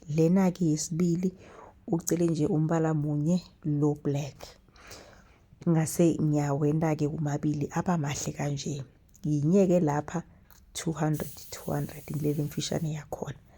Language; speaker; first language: Zulu; non-native, local second language; Swati